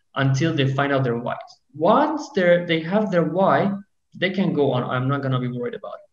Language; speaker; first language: English; non-native, fluent; Persian